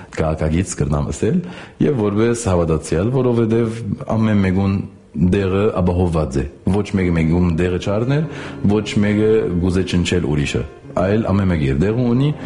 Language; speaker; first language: Armenian; native; Armenian